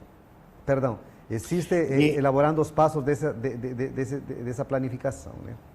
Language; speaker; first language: Spanish; non-native, fluent; Portuguese